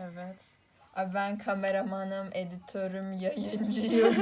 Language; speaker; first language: Turkish; native; Turkish